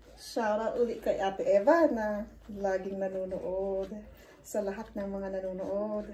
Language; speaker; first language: Filipino; non-native, local second language; Bikol